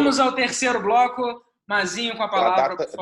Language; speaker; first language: Portuguese; native; Portuguese